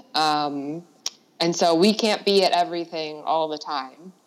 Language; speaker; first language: English; native; English